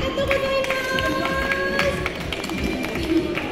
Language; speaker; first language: French; non-native, learner; Japanese